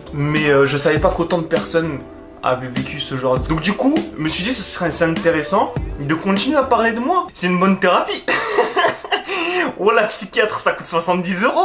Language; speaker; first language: French; native; French